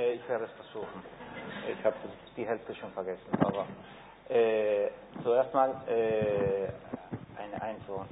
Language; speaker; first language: German; non-native, fluent; Spanish